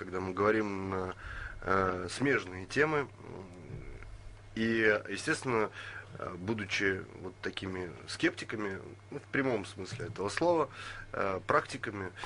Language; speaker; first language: Russian; native; Russian